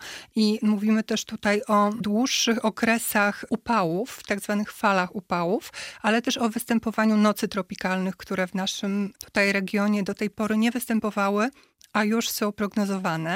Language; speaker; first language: Polish; native; Polish